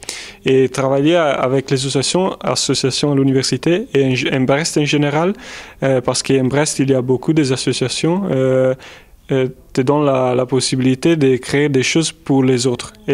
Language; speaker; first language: French; non-native, fluent; Italian